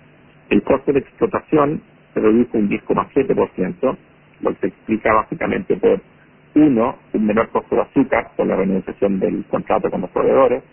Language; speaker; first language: Spanish; native; Spanish